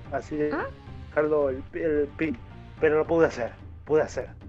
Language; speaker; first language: Spanish; native; Spanish